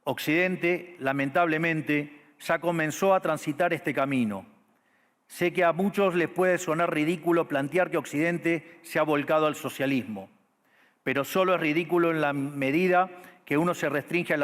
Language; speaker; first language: Spanish; native; Spanish